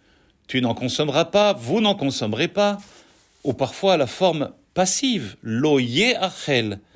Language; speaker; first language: French; native; French